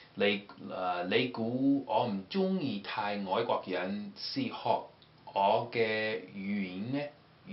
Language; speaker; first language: Cantonese; non-native, learner; English